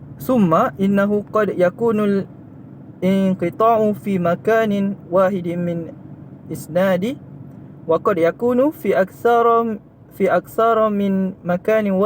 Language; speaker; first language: Arabic; non-native, learner; Malay